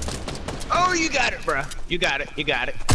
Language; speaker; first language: English; native; English